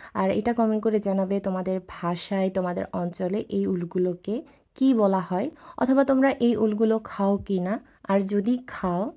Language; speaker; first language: Bangla; non-native, local second language; Chakma